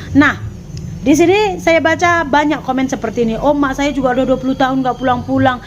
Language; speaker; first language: Indonesian; native; Indonesian